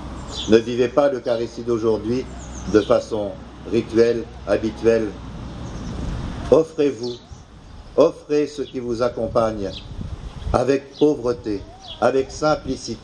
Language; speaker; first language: French; native; French